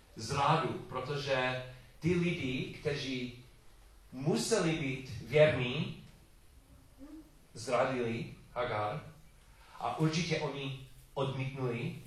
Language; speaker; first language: Czech; non-native, learner; English